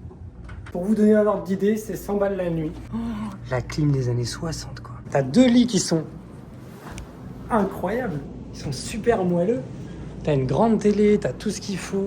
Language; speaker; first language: French; native; French